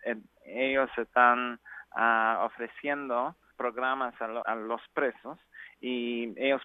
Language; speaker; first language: Spanish; non-native, learner; English